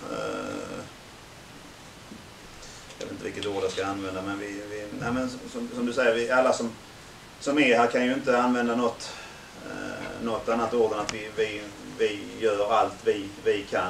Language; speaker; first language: Swedish; native; Swedish